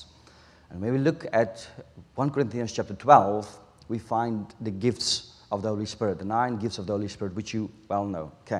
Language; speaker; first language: English; non-native, local second language; Afrikaans